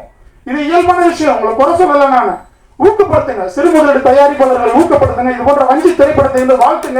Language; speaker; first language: Tamil; native; Tamil